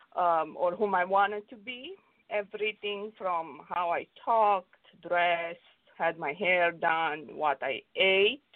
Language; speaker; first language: English; non-native, fluent; Romanian